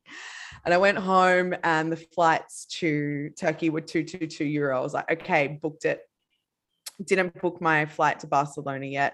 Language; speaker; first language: English; native; English